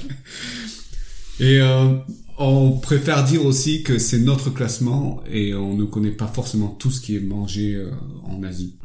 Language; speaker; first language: French; early bilingual, other home language; Lao